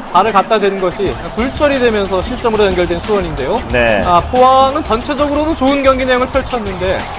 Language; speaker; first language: Korean; native; Korean